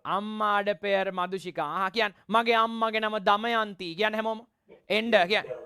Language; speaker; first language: Sinhala; non-native, local second language; Tamil